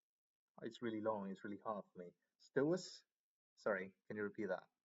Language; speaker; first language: English; non-native, fluent; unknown